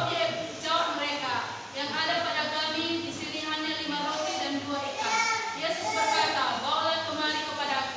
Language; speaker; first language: Indonesian; native; Indonesian